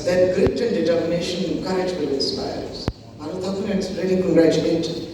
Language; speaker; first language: English; non-native, local second language; Bangla